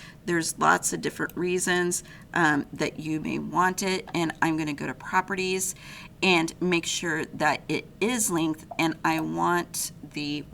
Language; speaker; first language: English; native; English